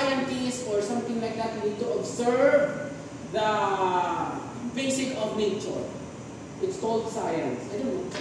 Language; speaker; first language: English; non-native, local second language; Filipino